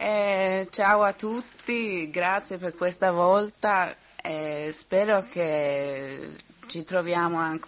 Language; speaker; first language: Italian; non-native, learner; Swedish